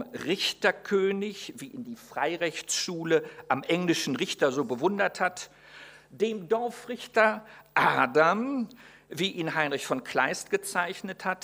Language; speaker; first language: German; native; German